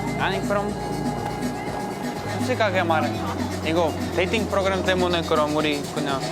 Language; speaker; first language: Korean; non-native, learner; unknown